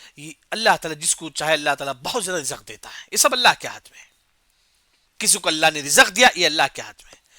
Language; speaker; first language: Urdu; native; Urdu